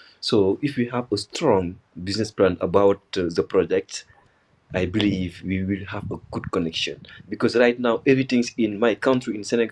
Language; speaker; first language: English; non-native, local second language; Wolof